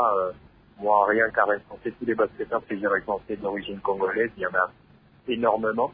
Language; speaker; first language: French; non-native, local second language; Lingala